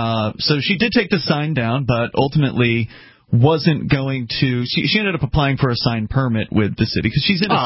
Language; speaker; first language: English; native; English